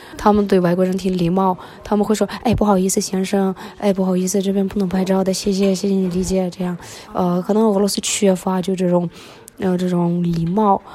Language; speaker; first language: Chinese; early bilingual, other home language; Russian